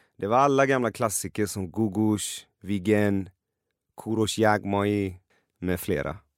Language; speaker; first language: Swedish; early bilingual, other home language; Persian